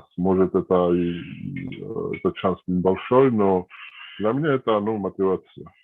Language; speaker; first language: Russian; non-native, fluent; Georgian